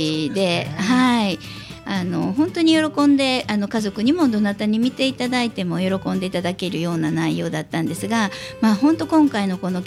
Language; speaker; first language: Japanese; native; Japanese